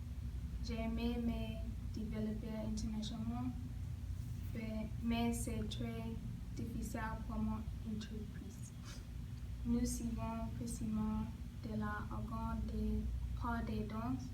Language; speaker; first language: French; non-native, learner; English